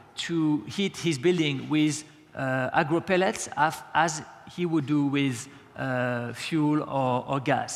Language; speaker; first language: English; non-native, fluent; French